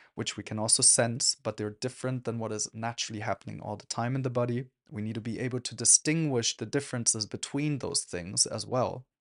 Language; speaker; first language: English; non-native, fluent; German